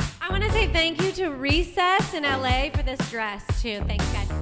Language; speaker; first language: English; native; English